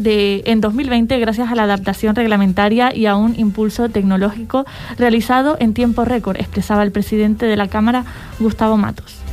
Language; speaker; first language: Spanish; native; Spanish